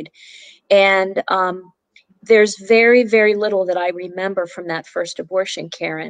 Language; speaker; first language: English; native; English